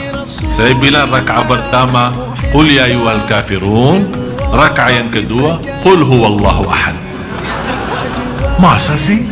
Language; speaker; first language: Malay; non-native, fluent; Arabic